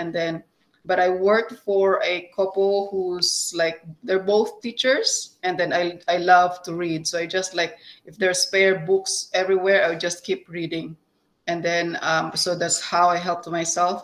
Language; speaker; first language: English; non-native, local second language; Cebuano